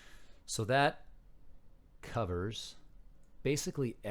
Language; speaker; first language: English; native; English